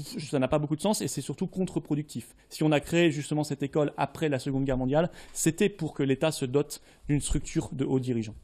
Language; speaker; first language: French; native; French